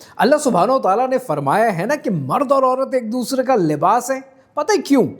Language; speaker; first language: Urdu; non-native, local second language; Punjabi